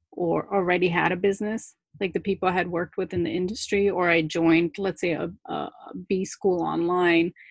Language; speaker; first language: English; early bilingual, other home language; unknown